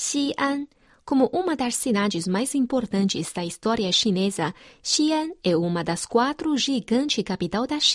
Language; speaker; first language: Portuguese; non-native, fluent; Chinese